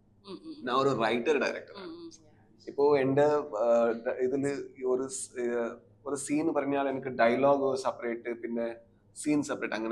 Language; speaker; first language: Malayalam; non-native, learner; Kannada